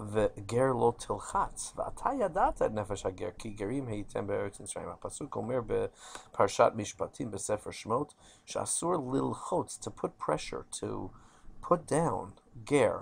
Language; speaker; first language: Hebrew; non-native, fluent; English